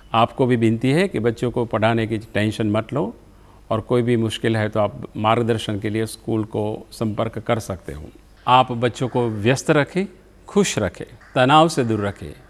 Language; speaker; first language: Hindi; non-native, local second language; Gujarati